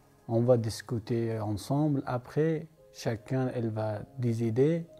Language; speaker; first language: French; non-native, learner; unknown